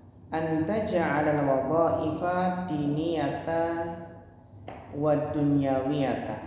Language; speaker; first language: Arabic; non-native, fluent; Indonesian